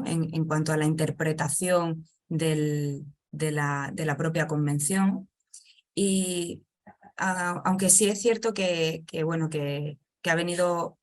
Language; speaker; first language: Spanish; native; Spanish